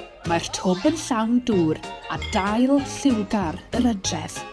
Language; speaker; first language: Welsh; native; Welsh